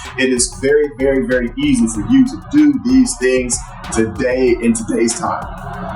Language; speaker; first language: English; native; English